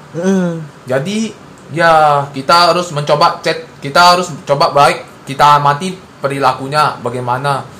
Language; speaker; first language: Indonesian; non-native, local second language; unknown